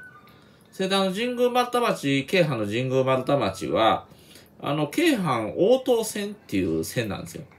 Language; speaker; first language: Japanese; native; Japanese